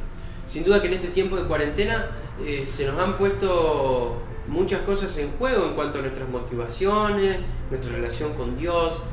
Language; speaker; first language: Spanish; native; Spanish